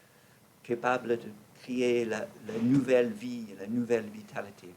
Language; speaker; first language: French; non-native, learner; English